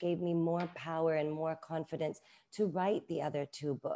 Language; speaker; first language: English; native; English